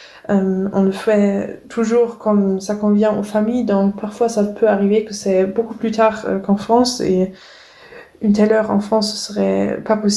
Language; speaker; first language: French; non-native, fluent; German